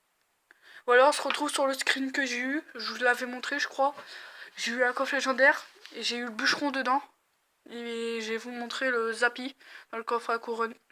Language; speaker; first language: French; native; French